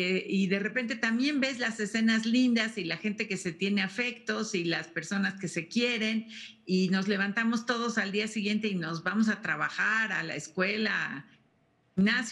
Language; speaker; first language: Spanish; native; Spanish